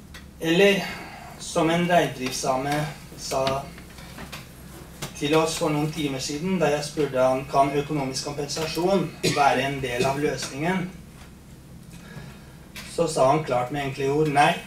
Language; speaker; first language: Norwegian; non-native, fluent; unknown